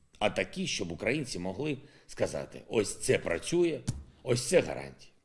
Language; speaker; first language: Ukrainian; non-native, local second language; Russian